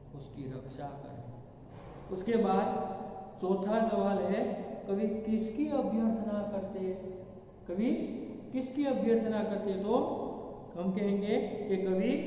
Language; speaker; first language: Hindi; non-native, local second language; Gujarati